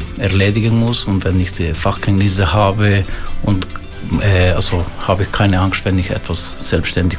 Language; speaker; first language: German; non-native, fluent; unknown